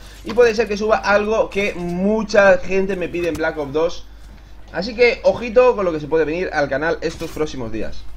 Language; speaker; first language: Spanish; native; Spanish